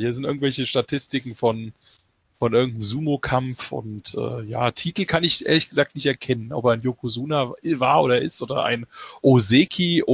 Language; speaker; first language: German; native; German